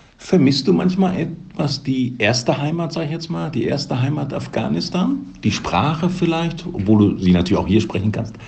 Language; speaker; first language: German; native; German